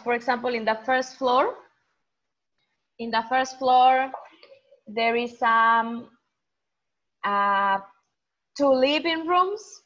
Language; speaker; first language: English; non-native, fluent; Spanish